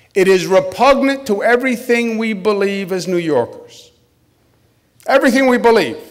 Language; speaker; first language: English; native; English